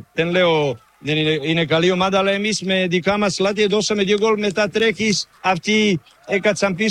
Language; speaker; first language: Greek; non-native, learner; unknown